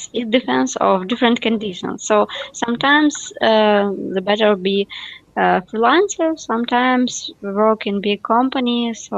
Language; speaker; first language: English; non-native, learner; Russian